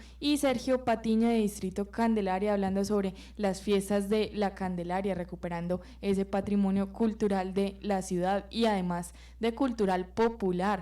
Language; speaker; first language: Spanish; native; Spanish